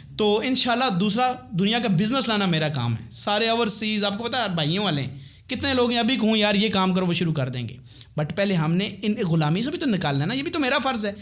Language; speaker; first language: Urdu; non-native, local second language; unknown